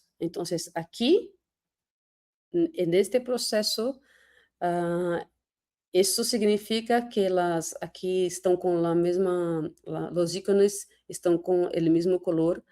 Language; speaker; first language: Spanish; non-native, fluent; Portuguese